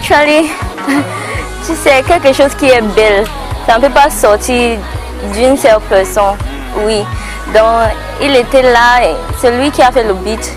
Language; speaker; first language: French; non-native, local second language; English